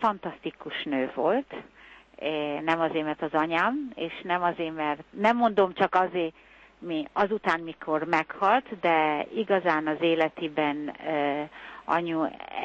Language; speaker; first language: Hungarian; early bilingual, heritage; Hungarian